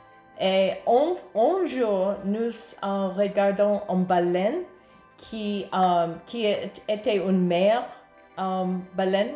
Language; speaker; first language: French; non-native, learner; English